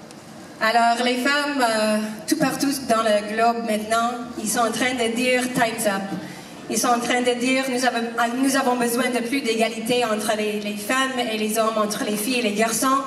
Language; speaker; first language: French; non-native, fluent; English